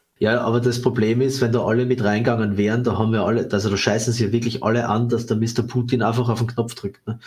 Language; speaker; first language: German; native; German